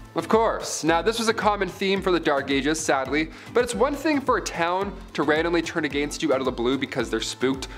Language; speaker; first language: English; native; English